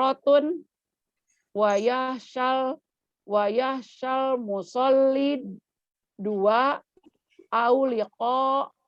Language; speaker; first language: Arabic; non-native, learner; Indonesian